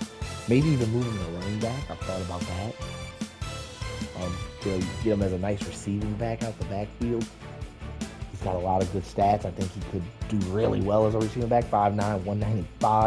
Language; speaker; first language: English; native; English